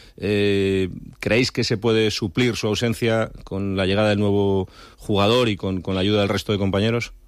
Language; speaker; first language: Spanish; native; Spanish